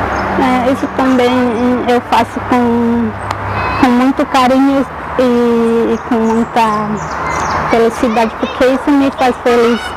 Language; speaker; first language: Portuguese; non-native, local second language; Guarani